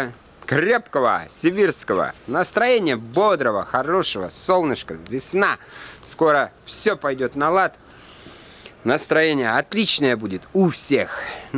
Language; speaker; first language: Russian; native; Russian